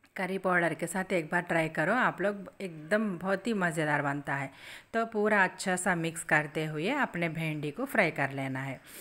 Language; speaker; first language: Hindi; native; Hindi